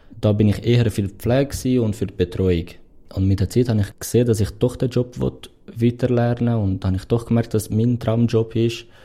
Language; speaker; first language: German; non-native, fluent; Portuguese